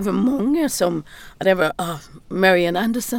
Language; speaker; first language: Swedish; non-native, learner; English